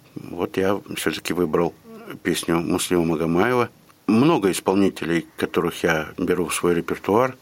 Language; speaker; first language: Russian; native; Russian